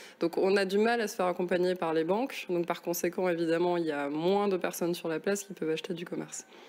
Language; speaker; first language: French; native; French